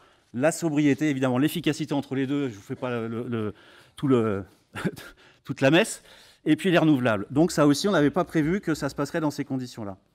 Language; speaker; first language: French; native; French